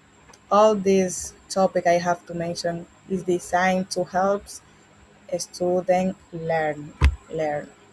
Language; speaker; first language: English; non-native, learner; Spanish